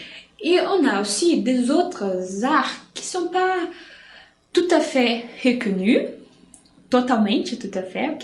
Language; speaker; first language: French; non-native, fluent; Portuguese